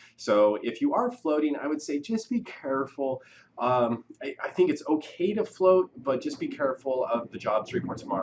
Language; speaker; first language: English; native; English